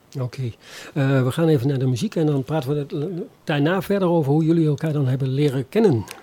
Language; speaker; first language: Dutch; native; Dutch